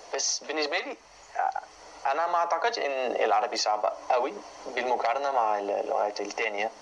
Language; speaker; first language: Arabic; non-native, learner; English